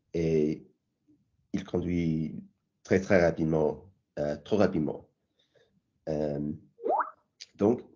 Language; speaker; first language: French; non-native, learner; English